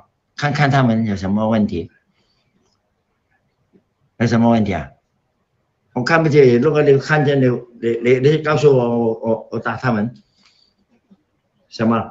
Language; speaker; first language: Chinese; non-native, local second language; Cantonese